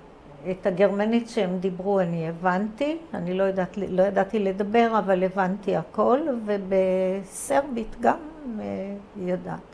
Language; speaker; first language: Hebrew; early bilingual, other home language; Croatian